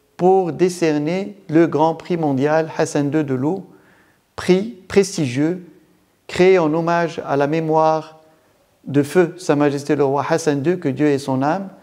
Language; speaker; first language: French; non-native, local second language; Arabic